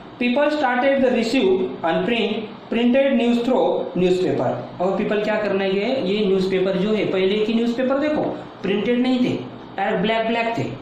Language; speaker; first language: Hindi; non-native, local second language; Marathi